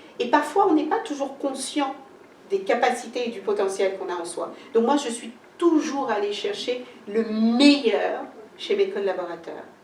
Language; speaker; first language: French; early bilingual, other home language; Kabuverdianu